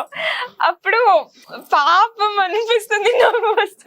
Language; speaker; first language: Telugu; non-native, local second language; Kannada